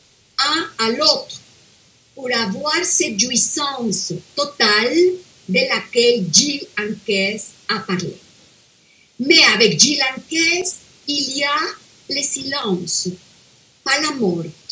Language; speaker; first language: French; non-native, fluent; Spanish